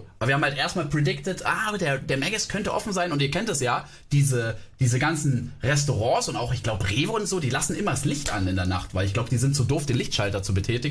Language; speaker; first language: German; native; German